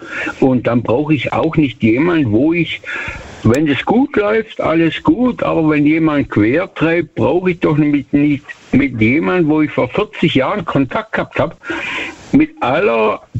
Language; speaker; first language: German; native; German